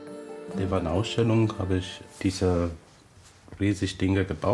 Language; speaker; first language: German; non-native, fluent; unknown